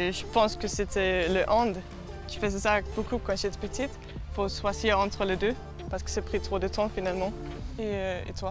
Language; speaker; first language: French; non-native, fluent; Danish